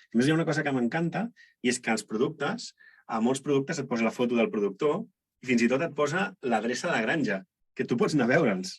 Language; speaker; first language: Catalan; native; Catalan